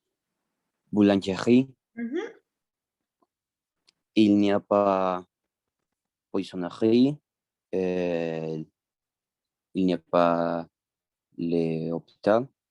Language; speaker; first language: French; non-native, learner; Spanish